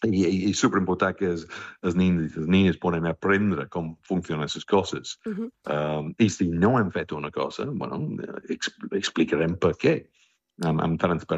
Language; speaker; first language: Catalan; non-native, fluent; English